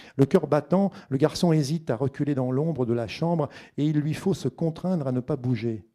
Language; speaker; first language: French; native; French